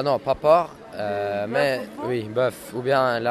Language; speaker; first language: French; non-native, learner; Turkish